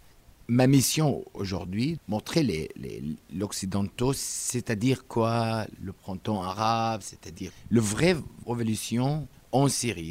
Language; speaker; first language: French; non-native, learner; Arabic